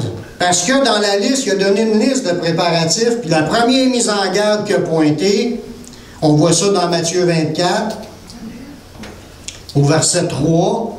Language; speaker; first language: French; native; French